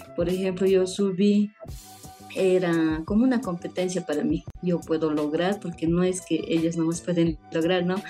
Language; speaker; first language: Spanish; native; Spanish